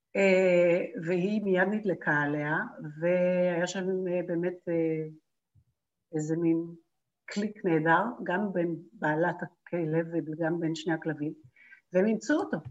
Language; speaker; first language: Hebrew; native; Hebrew